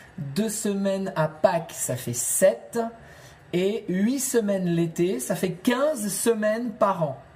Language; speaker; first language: French; native; French